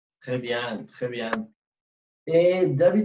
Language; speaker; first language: French; non-native, fluent; Spanish